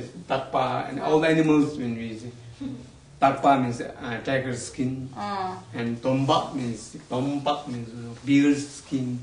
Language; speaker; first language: English; non-native, learner; Tibetan